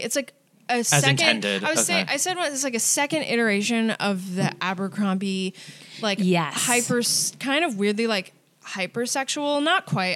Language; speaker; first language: English; native; English